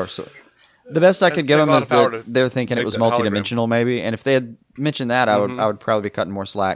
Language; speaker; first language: English; native; English